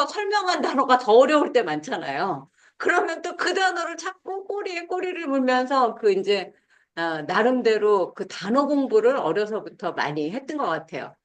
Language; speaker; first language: Korean; native; Korean